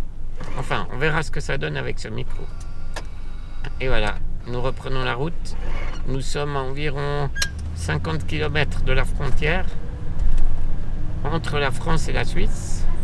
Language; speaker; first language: French; native; French